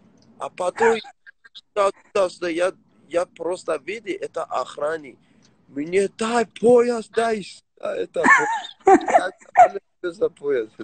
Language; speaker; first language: Russian; non-native, learner; Persian